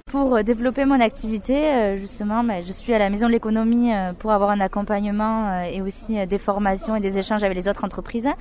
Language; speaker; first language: French; early bilingual, other home language; Spanish